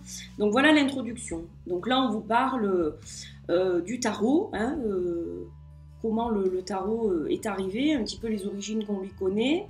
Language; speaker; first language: French; native; French